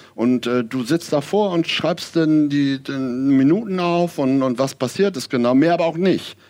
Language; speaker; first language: German; native; German